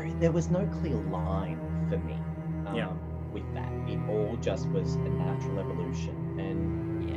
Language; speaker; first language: English; native; English